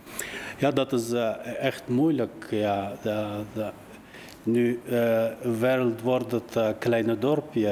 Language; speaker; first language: Dutch; non-native, learner; Uyghur